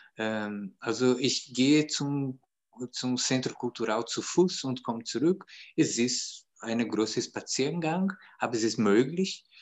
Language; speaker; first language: German; non-native, fluent; Portuguese